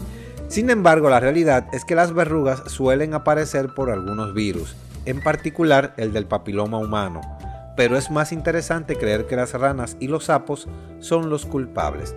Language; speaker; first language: Spanish; native; Spanish